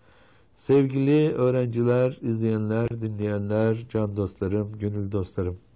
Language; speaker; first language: Turkish; native; Turkish